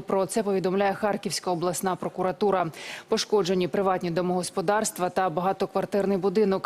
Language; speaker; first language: Ukrainian; native; Ukrainian